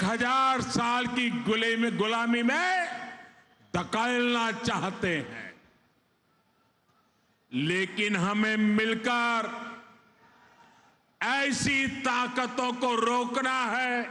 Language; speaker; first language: Hindi; native; Hindi